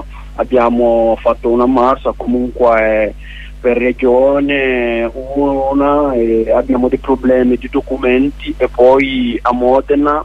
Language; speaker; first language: Italian; non-native, learner; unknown